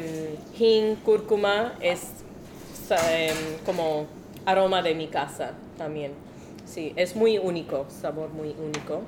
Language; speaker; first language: Spanish; non-native, learner; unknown